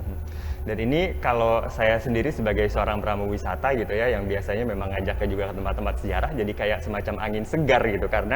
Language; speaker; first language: Indonesian; native; Indonesian